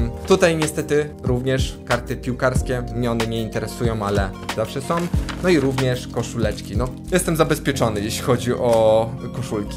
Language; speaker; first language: Polish; native; Polish